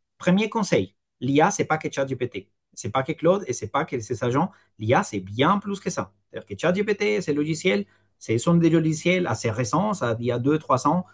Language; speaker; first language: French; non-native, fluent; Spanish